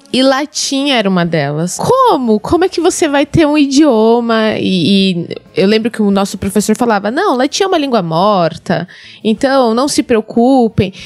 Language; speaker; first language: Portuguese; native; Portuguese